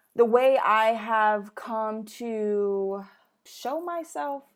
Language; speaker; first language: English; native; English